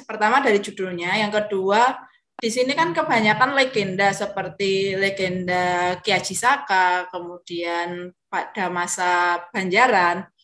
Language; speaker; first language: Indonesian; non-native, local second language; Javanese